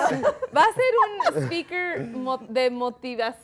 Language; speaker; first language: Spanish; early bilingual, heritage; Spanish